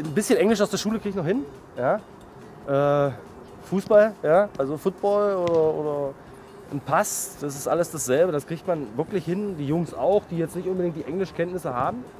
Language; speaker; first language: German; native; German